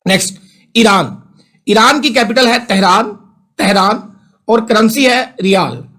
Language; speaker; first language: Hindi; non-native, local second language; Punjabi